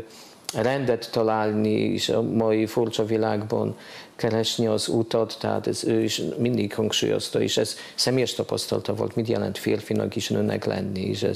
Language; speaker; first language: Hungarian; non-native, fluent; Polish